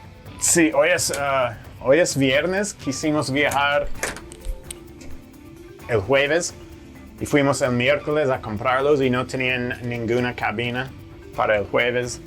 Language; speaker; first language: Spanish; non-native, fluent; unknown